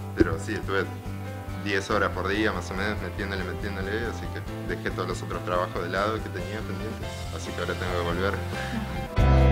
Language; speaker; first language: Spanish; early bilingual, other home language; Russian